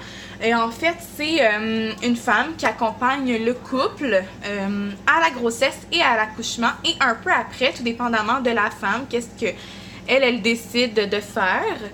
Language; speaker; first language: French; native; French